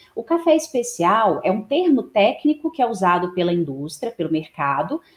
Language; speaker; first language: Portuguese; native; Portuguese